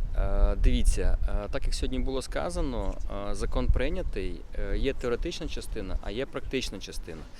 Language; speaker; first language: Ukrainian; native; Ukrainian